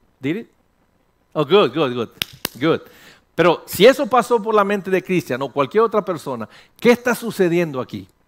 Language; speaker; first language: Spanish; early bilingual, heritage; Spanish